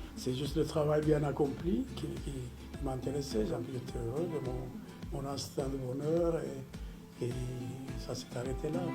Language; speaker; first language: French; non-native, fluent; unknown